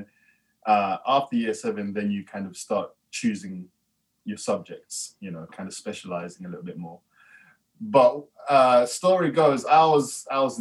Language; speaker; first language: English; native; English